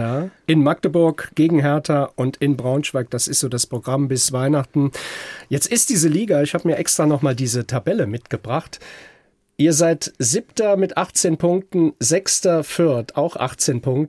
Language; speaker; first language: German; native; German